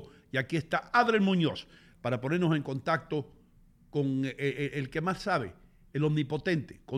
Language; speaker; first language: Spanish; native; Spanish